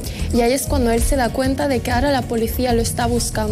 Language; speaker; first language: Spanish; early bilingual, other home language; Arabic